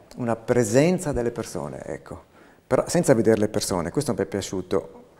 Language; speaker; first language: Italian; non-native, local second language; German